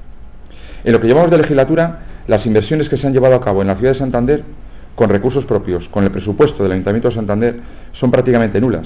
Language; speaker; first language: Spanish; native; Spanish